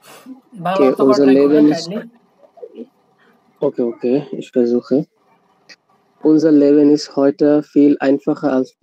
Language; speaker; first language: German; non-native, learner; Bangla